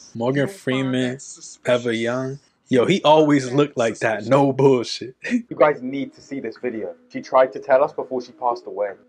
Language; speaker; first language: English; native; English